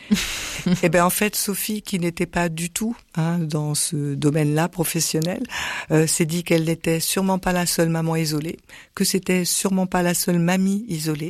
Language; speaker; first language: French; native; French